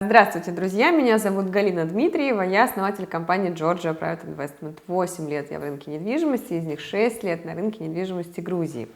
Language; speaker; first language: Russian; native; Russian